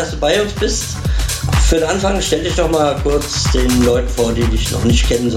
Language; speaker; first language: German; native; German